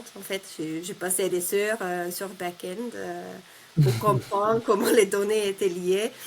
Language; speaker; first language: French; non-native, fluent; Finnish